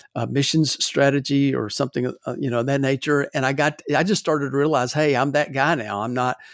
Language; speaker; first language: English; native; English